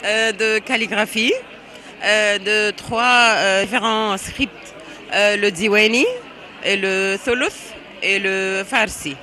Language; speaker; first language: French; non-native, fluent; Arabic